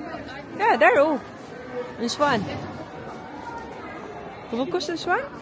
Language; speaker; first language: Dutch; non-native, learner; Cebuano